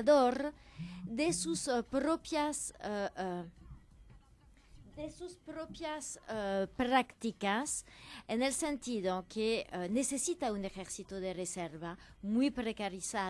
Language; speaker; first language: Spanish; non-native, fluent; French